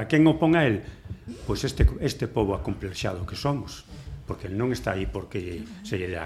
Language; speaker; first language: Galician; native; Galician